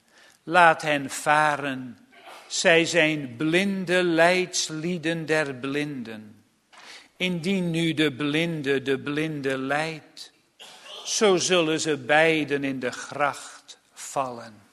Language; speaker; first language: Dutch; native; Dutch